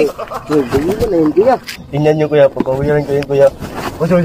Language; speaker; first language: Filipino; non-native, local second language; Cebuano